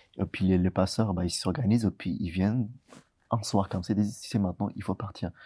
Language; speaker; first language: French; early bilingual, other home language; Tigrinya